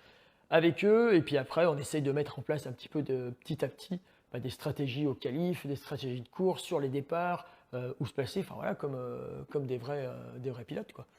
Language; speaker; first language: French; native; French